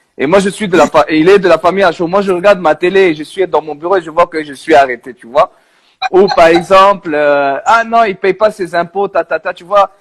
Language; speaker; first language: French; non-native, local second language; Arabic